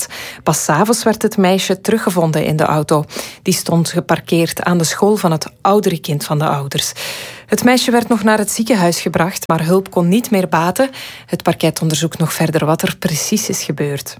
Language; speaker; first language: Dutch; native; Dutch